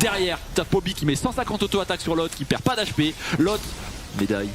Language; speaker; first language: French; native; French